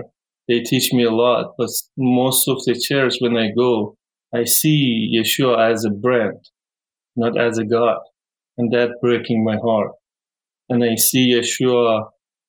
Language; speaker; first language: English; non-native, fluent; Persian